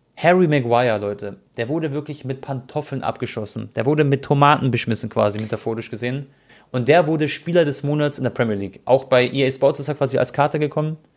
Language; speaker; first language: German; native; German